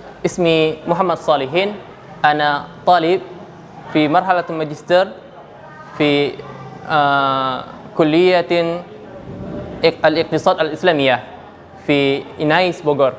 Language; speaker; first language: Arabic; non-native, learner; Indonesian